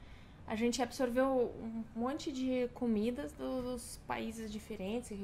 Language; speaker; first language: Portuguese; non-native, fluent; Russian